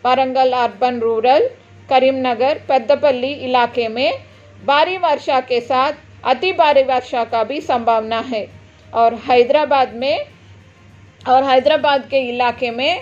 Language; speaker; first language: Hindi; non-native, local second language; Telugu